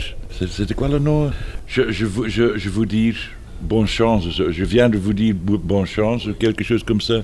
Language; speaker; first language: French; non-native, fluent; Dutch